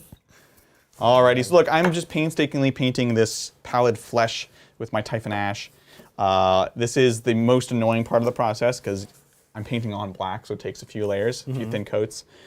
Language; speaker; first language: English; native; English